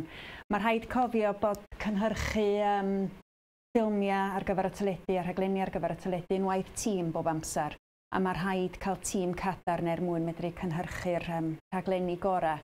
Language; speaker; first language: Welsh; native; Welsh